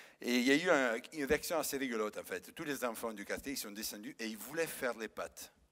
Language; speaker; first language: French; non-native, fluent; Italian